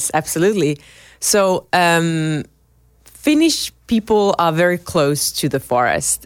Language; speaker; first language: English; non-native, fluent; Finnish